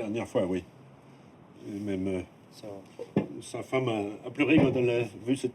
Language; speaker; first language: French; native; French